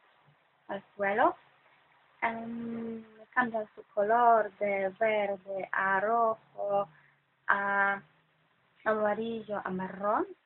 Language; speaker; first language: Spanish; non-native, fluent; Polish